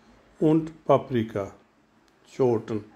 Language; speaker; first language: German; non-native, learner; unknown